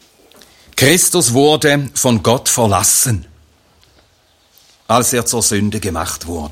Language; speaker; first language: German; native; German